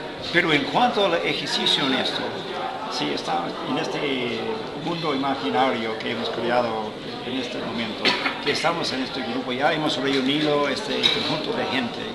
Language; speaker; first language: Spanish; non-native, fluent; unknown